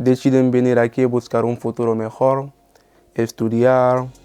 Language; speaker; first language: Spanish; non-native, fluent; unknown